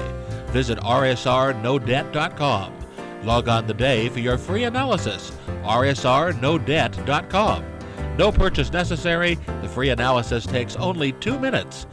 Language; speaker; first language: English; native; English